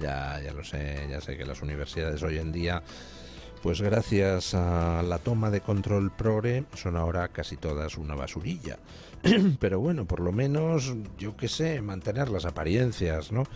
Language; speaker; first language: Spanish; native; Spanish